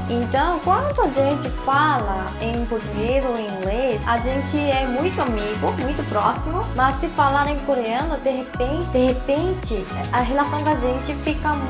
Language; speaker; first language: Portuguese; non-native, fluent; Korean